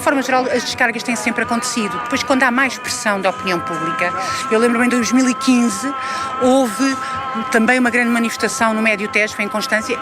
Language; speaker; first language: Portuguese; native; Portuguese